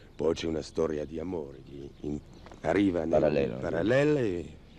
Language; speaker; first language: Italian; non-native, learner; French